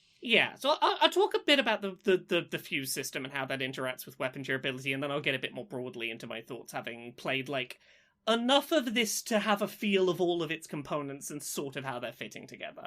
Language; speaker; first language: English; native; English